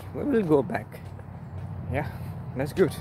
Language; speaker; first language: English; non-native, learner; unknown